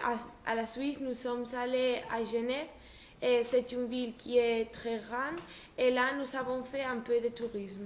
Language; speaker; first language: French; non-native, learner; Spanish